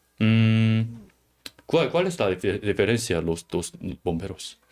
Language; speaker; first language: Spanish; non-native, learner; Korean